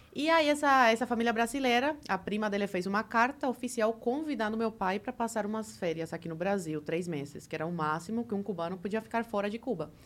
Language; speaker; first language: Portuguese; early bilingual, other home language; Spanish